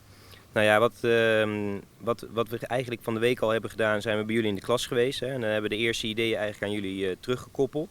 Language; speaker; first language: Dutch; native; Dutch